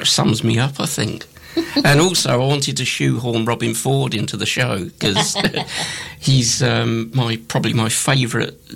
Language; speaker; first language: English; native; English